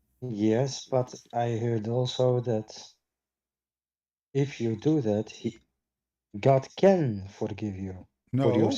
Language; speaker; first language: English; non-native, fluent; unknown